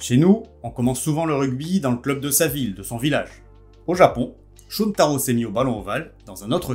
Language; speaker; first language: French; native; French